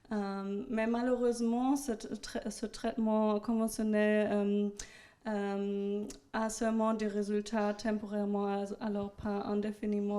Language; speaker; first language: French; non-native, fluent; German